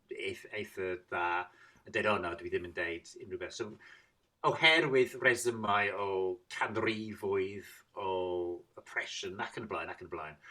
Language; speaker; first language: Welsh; non-native, fluent; English